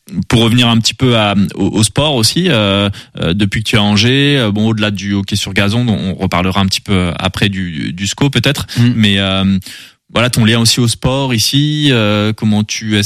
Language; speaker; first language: French; native; French